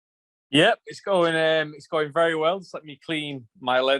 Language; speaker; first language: English; native; English